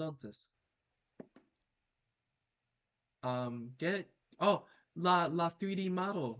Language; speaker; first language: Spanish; non-native, learner; English